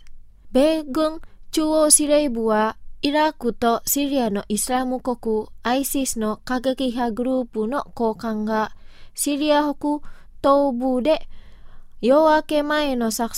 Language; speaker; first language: Japanese; non-native, fluent; Indonesian